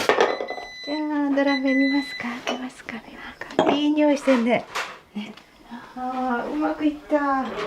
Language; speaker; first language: Japanese; native; Japanese